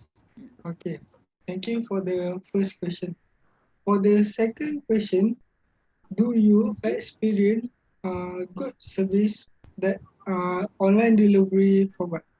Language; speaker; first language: English; non-native, local second language; Malay